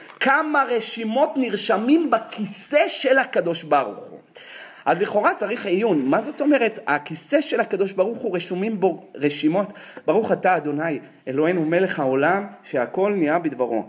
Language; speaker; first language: Hebrew; native; Hebrew